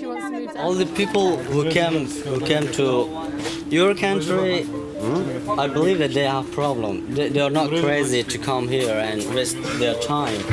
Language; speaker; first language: English; non-native, fluent; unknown